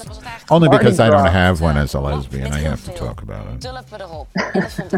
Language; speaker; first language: English; native; English